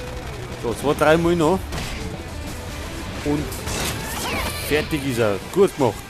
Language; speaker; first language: German; native; German